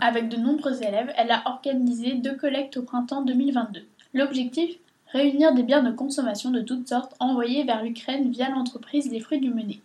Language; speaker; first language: French; native; French